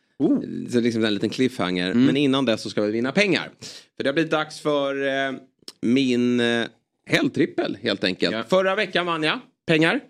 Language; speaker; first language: Swedish; native; Swedish